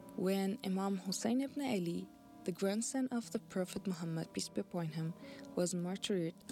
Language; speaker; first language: English; non-native, fluent; Persian